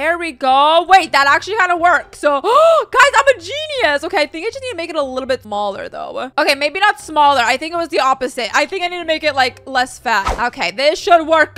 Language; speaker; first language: English; native; English